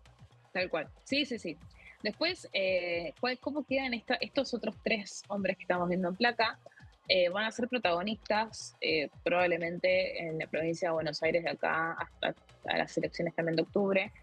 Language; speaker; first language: Spanish; native; Spanish